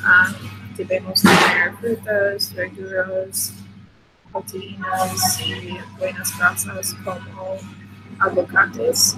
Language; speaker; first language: Spanish; non-native, learner; English